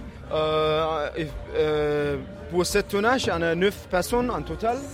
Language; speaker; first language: French; non-native, learner; Danish